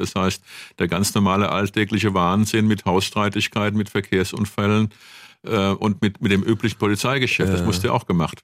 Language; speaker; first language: German; native; German